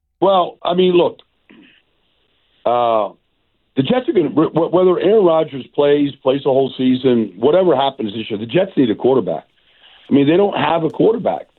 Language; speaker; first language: English; native; English